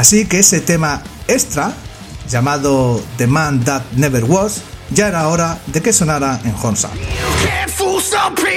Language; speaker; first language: Spanish; native; Spanish